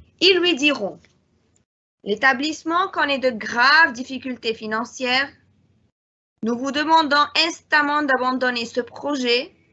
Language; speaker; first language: French; non-native, fluent; Arabic